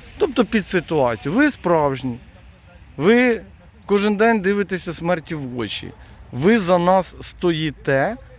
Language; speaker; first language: Ukrainian; non-native, local second language; Russian